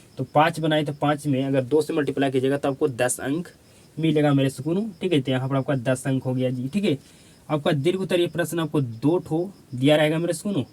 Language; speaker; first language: Hindi; native; Hindi